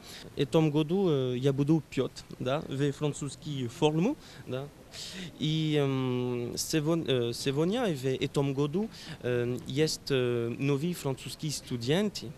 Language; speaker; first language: Russian; non-native, learner; French